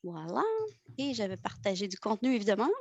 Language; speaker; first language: French; native; French